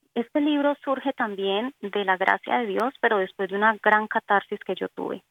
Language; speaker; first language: Spanish; native; Spanish